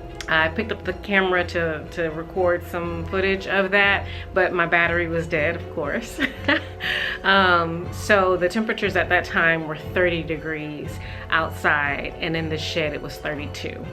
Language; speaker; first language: English; native; English